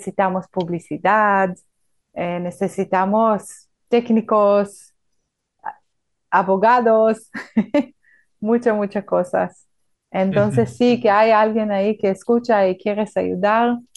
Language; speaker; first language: Spanish; non-native, fluent; Hebrew